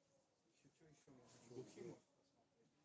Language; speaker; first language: Russian; native; Russian